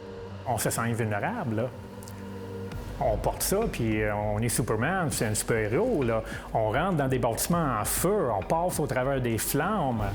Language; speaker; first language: French; native; French